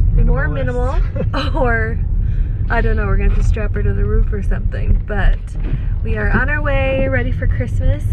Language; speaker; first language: English; native; English